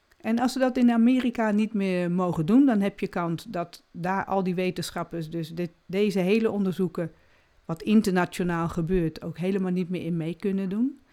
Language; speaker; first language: Dutch; native; Dutch